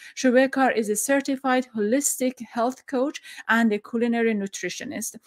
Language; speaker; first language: English; non-native, fluent; Persian